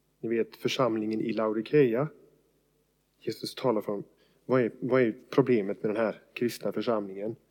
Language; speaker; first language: Swedish; native; Swedish